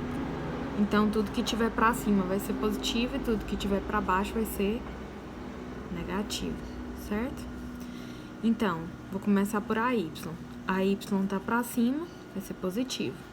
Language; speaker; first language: Portuguese; native; Portuguese